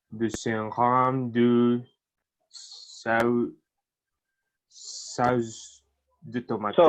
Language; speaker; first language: French; non-native, learner; Spanish